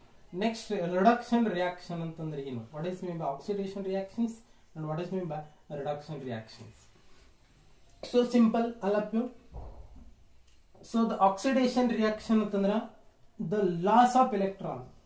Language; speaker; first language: English; non-native, local second language; Kannada